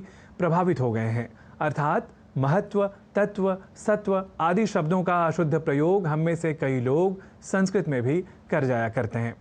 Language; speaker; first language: Hindi; native; Hindi